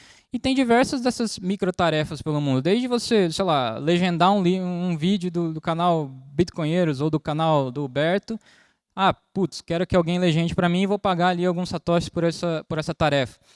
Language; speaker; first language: Portuguese; native; Portuguese